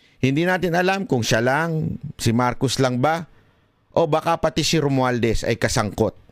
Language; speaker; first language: Filipino; native; Filipino